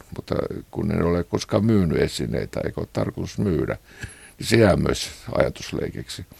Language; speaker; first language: Finnish; native; Finnish